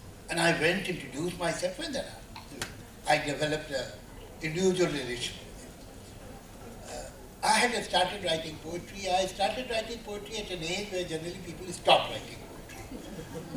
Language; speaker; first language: English; non-native, local second language; Urdu